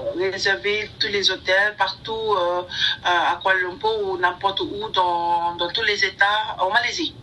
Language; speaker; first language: French; non-native, learner; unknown